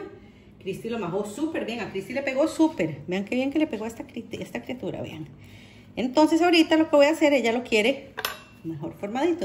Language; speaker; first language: Spanish; native; Spanish